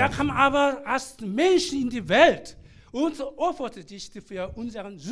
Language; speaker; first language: German; non-native, learner; Korean